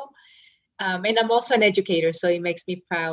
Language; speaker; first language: English; non-native, fluent; Spanish